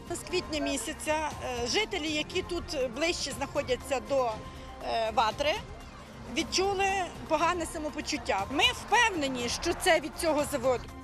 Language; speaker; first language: Ukrainian; native; Ukrainian